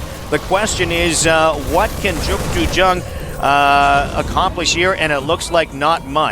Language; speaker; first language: English; native; English